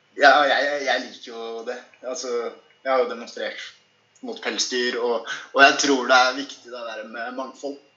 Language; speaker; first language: Norwegian; native; Norwegian